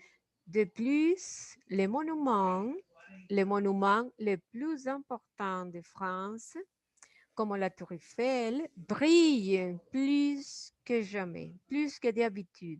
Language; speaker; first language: French; non-native, fluent; Spanish